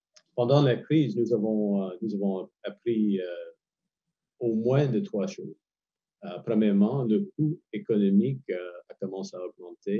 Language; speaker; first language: French; non-native, fluent; English